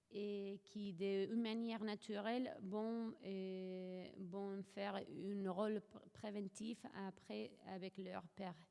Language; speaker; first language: French; non-native, fluent; Spanish